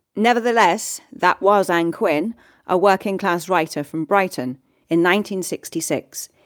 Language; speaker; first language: English; native; English